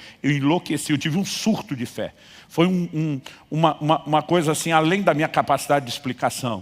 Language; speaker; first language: Portuguese; native; Portuguese